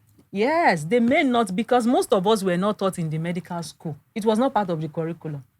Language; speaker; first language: English; non-native, local second language; Yoruba